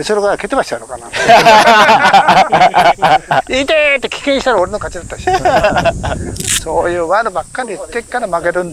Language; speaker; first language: Japanese; native; Japanese